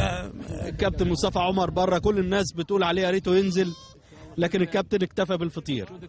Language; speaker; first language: Arabic; native; Arabic